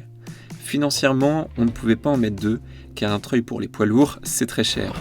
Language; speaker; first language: French; native; French